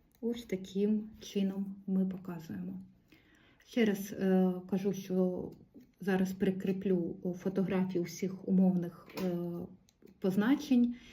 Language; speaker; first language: Ukrainian; non-native, local second language; Russian